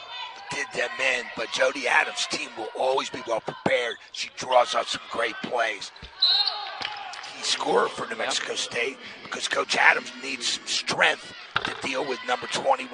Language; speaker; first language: English; native; English